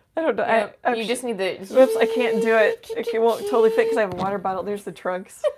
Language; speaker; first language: English; native; English